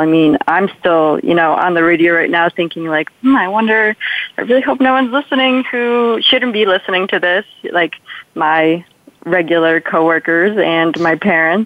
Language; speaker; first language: English; non-native, fluent; Polish